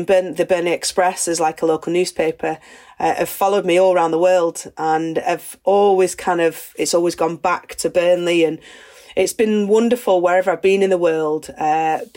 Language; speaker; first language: English; native; English